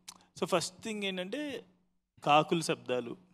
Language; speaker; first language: Telugu; native; Telugu